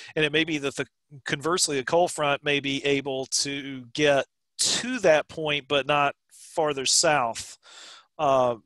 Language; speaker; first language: English; native; English